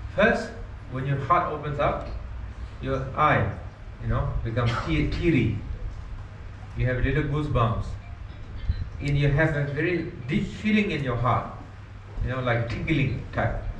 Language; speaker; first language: English; non-native, learner; Nepali